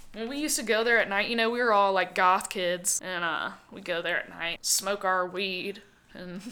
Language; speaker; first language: English; native; English